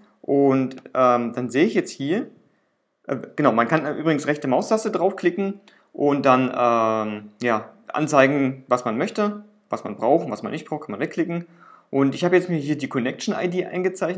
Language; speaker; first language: German; native; German